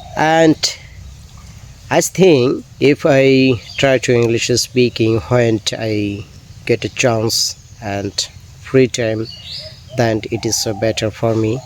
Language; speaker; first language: English; non-native, learner; Bangla